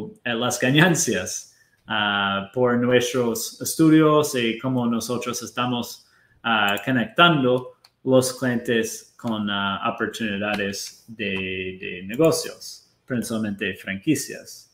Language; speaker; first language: Spanish; non-native, fluent; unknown